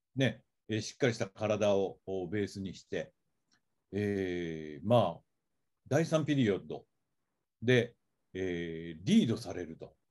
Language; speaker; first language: Japanese; native; Japanese